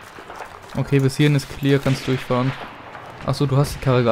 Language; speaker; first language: German; native; German